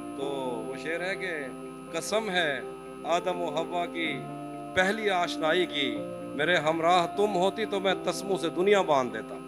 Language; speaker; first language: Urdu; non-native, local second language; Saraiki